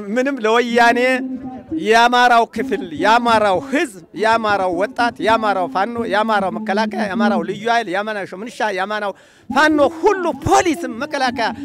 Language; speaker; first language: Amharic; native; Amharic